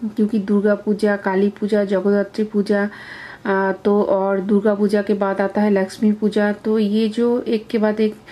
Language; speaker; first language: Hindi; non-native, local second language; Bangla